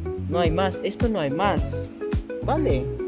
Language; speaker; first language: Spanish; non-native, learner; Filipino